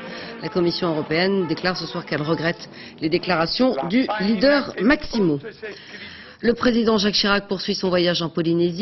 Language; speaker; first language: French; native; French